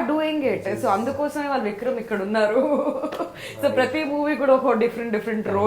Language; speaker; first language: Telugu; native; Telugu